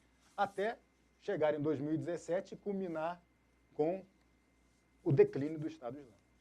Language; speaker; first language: Portuguese; native; Portuguese